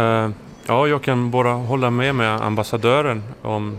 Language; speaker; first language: Swedish; non-native, fluent; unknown